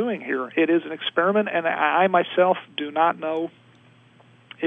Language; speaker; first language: English; native; English